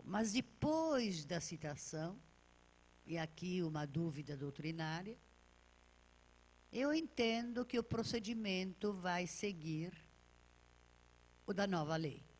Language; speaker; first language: Portuguese; native; Portuguese